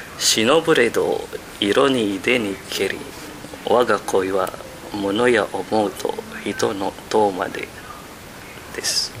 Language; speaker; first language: Japanese; non-native, learner; Indonesian